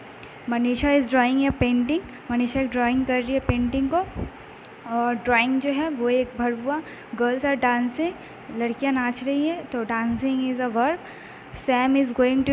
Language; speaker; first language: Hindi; native; Hindi